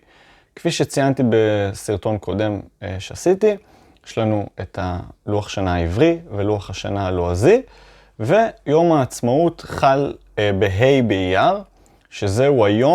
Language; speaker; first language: Hebrew; native; Hebrew